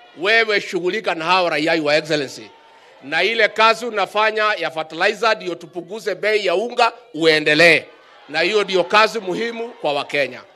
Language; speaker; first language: Swahili; non-native, local second language; Kikuyu